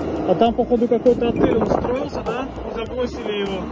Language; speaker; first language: Russian; native; Russian